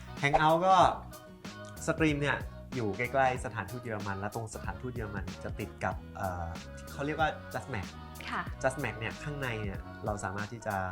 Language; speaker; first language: Thai; native; Thai